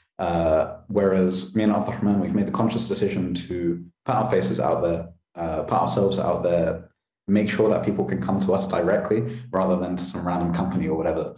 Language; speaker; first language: English; native; English